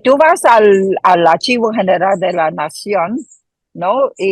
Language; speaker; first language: Spanish; non-native, fluent; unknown